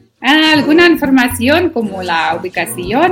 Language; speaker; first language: Spanish; non-native, learner; Afrikaans